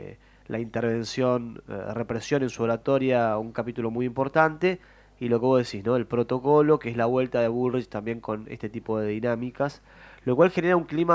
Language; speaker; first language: Spanish; native; Spanish